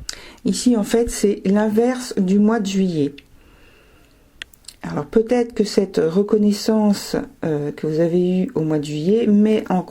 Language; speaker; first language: French; native; French